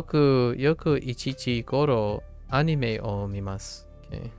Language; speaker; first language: Japanese; non-native, learner; English